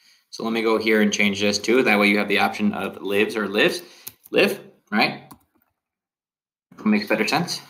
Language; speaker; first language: English; early bilingual, other home language; Spanish